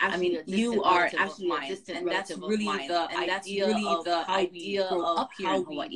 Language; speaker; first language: English; native; English